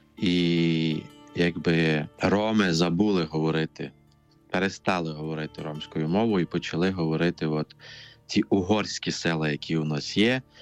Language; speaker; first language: Ukrainian; non-native, local second language; Romany